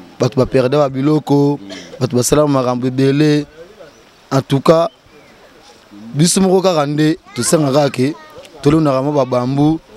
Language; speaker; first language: Lingala; native; Lingala